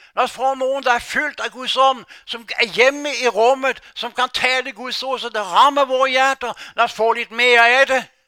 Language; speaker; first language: Danish; non-native, fluent; Norwegian